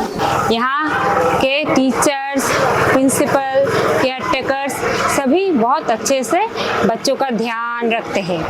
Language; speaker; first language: Hindi; non-native, local second language; Bangla